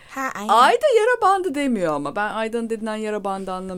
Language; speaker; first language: Turkish; native; Turkish